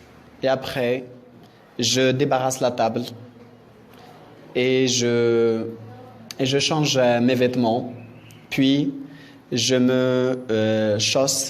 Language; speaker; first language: French; non-native, local second language; Arabic